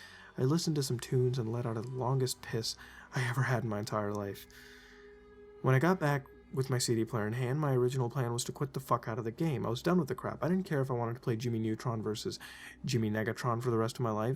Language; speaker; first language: English; native; English